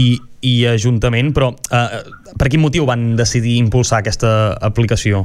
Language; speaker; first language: Catalan; native; Catalan